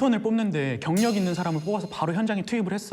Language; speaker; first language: Korean; native; Korean